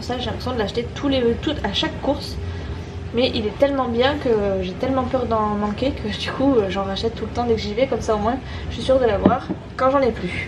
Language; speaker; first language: French; native; French